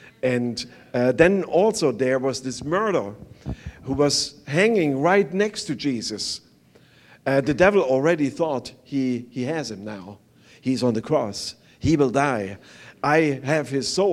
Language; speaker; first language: English; non-native, fluent; German